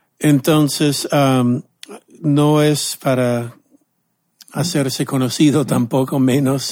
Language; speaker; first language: Spanish; non-native, fluent; English